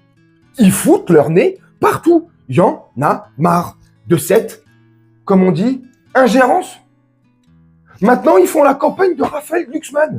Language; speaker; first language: French; native; French